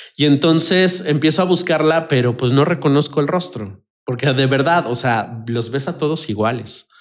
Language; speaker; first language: Spanish; native; Spanish